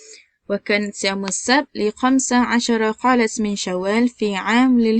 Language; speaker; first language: Arabic; non-native, learner; Malay